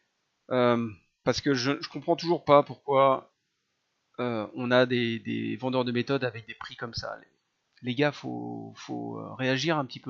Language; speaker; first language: French; native; French